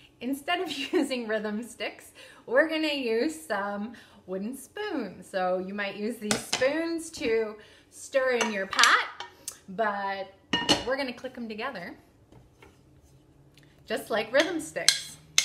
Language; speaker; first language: English; native; English